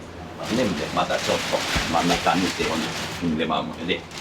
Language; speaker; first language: Japanese; native; Japanese